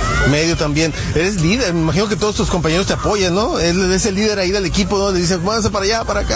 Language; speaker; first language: Spanish; native; Spanish